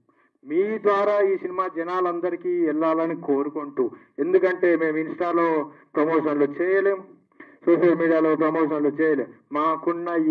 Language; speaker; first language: Telugu; native; Telugu